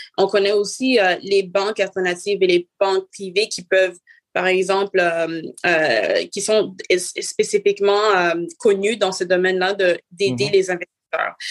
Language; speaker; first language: French; native; French